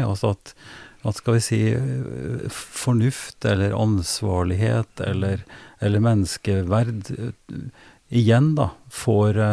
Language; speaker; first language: Norwegian; native; Norwegian